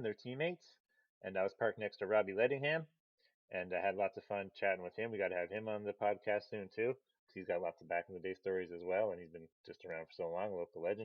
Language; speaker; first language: English; native; English